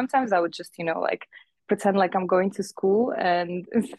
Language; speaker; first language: English; non-native, fluent; Uzbek